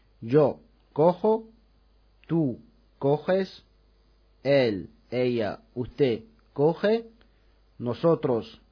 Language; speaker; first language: Spanish; non-native, fluent; Arabic